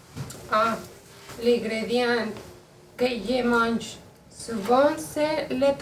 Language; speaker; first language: French; non-native, learner; Spanish